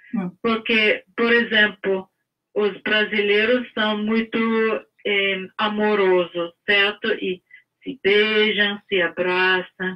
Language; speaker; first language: Portuguese; non-native, fluent; English